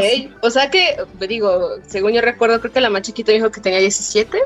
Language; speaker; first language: Spanish; native; Spanish